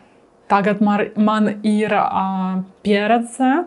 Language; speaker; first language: Latvian; non-native, learner; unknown